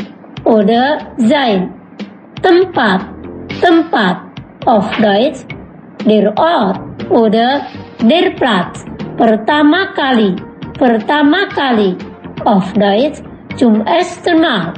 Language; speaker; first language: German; non-native, fluent; Indonesian